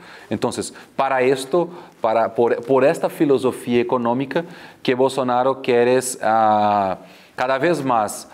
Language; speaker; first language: Spanish; non-native, fluent; Portuguese